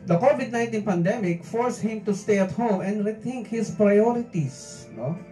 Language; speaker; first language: English; non-native, local second language; Filipino